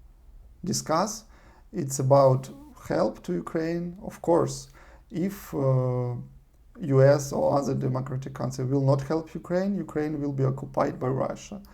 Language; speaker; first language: English; non-native, learner; Russian